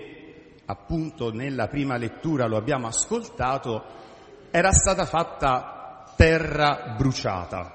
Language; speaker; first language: Italian; native; Italian